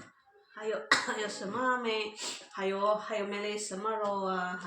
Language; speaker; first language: Chinese; non-native, fluent; Indonesian